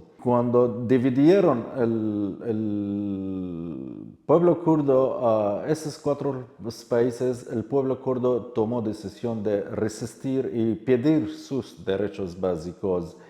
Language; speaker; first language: Spanish; non-native, fluent; Kurdish